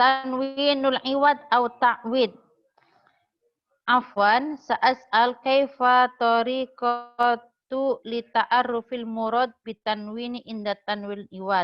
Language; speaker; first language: Arabic; non-native, fluent; Indonesian